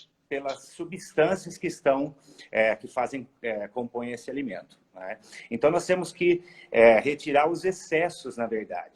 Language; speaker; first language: Portuguese; native; Portuguese